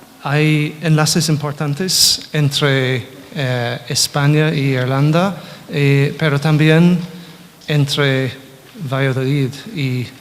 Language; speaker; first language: Spanish; non-native, fluent; English